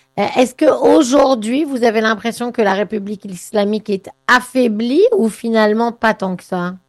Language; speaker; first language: French; native; French